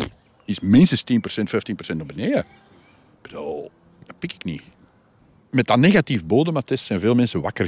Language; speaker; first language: Dutch; native; Dutch